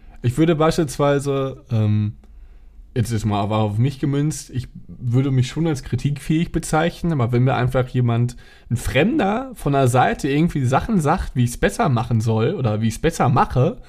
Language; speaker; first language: German; native; German